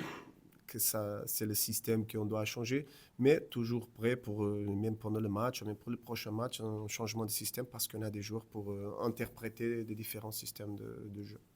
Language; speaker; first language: French; non-native, fluent; Portuguese